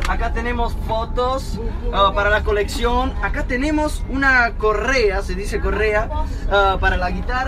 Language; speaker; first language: Portuguese; non-native, learner; Spanish